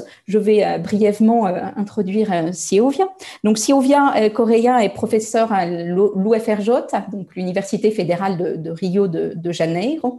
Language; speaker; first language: French; native; French